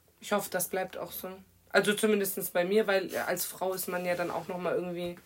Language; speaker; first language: German; native; German